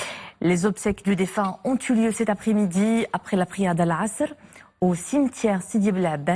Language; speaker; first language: French; non-native, local second language; Arabic